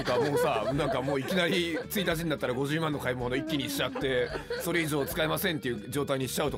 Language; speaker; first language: Japanese; native; Japanese